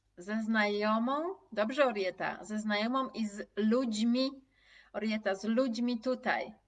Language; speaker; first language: Polish; native; Polish